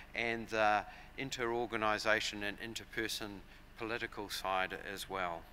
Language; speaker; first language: English; native; English